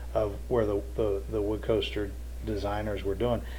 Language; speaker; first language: English; native; English